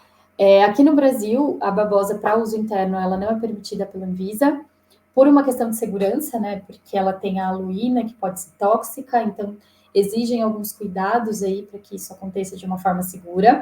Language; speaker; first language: Portuguese; native; Portuguese